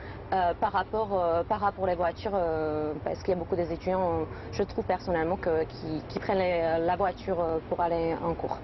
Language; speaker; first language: French; non-native, fluent; Czech